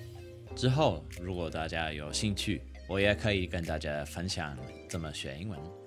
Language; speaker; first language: Chinese; non-native, fluent; English